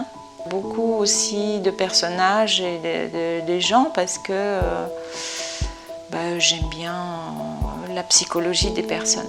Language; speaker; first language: French; non-native, fluent; Bulgarian